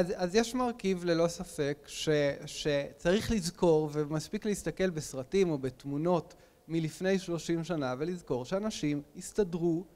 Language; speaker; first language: Hebrew; native; Hebrew